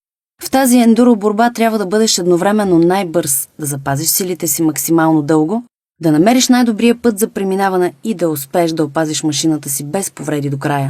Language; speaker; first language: Bulgarian; native; Bulgarian